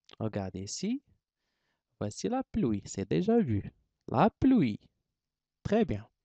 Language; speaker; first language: French; non-native, local second language; Arabic